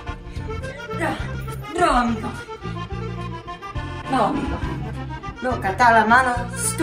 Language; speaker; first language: Spanish; non-native, learner; English